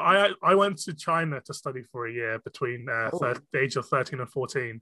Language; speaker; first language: English; non-native, local second language; Cantonese